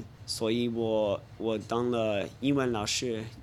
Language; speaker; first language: Chinese; non-native, fluent; English